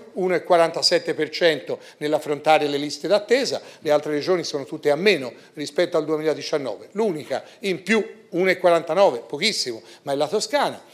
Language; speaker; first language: Italian; native; Italian